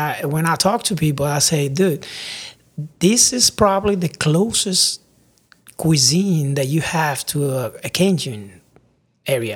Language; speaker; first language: English; non-native, fluent; Spanish